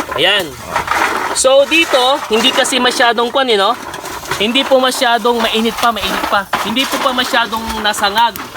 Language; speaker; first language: Filipino; non-native, local second language; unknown